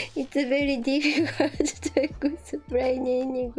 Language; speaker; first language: English; non-native, learner; Japanese